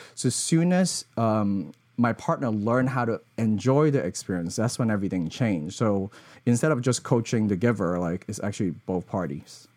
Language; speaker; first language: English; early bilingual, other home language; Cantonese